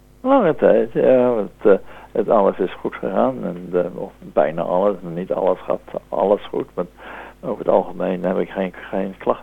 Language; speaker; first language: Dutch; native; Dutch